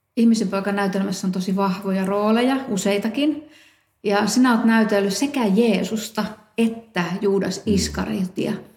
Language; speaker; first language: Finnish; native; Finnish